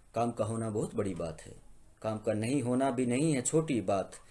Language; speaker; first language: Hindi; native; Hindi